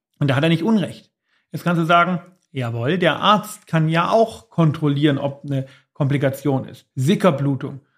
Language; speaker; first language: German; native; German